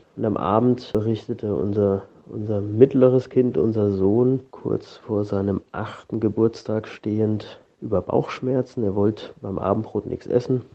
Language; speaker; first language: German; native; German